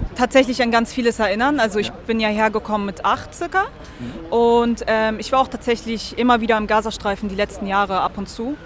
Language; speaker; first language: German; early bilingual, other home language; Arabic